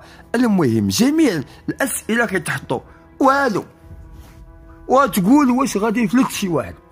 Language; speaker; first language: Arabic; native; Arabic